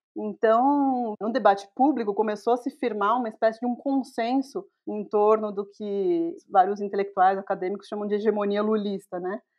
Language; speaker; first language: Portuguese; native; Portuguese